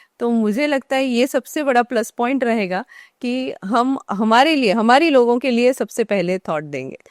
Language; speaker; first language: Hindi; non-native, local second language; Marathi